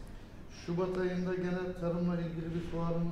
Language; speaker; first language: Turkish; native; Turkish